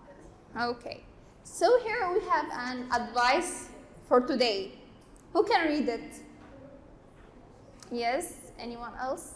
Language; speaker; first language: English; non-native, learner; Arabic